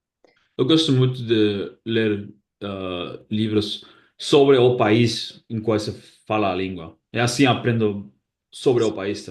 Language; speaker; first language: Portuguese; non-native, fluent; Basque